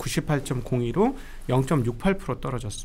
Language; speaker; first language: Korean; native; Korean